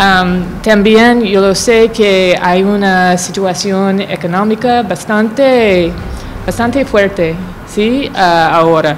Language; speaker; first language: Spanish; non-native, fluent; English